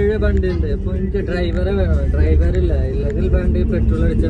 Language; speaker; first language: Malayalam; non-native, learner; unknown